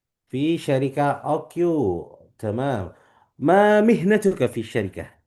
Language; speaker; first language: Arabic; non-native, fluent; Indonesian